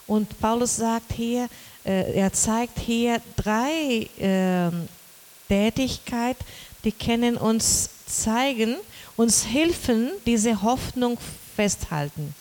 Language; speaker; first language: German; non-native, learner; Portuguese